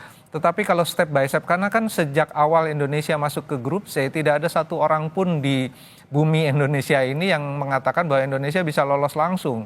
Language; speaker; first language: Indonesian; native; Indonesian